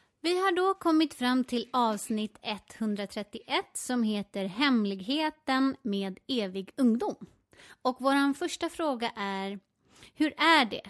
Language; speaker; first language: Swedish; native; Swedish